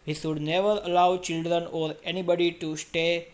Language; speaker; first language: English; non-native, local second language; Gujarati